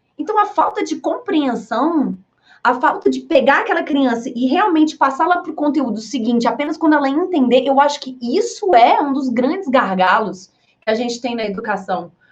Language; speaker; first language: Portuguese; early bilingual, heritage; Portuguese